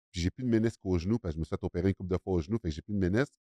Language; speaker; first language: French; native; French